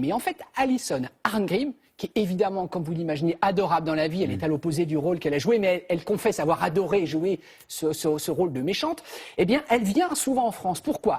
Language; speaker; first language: French; native; French